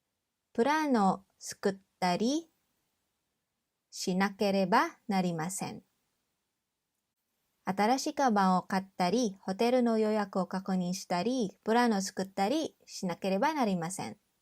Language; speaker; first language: Japanese; non-native, fluent; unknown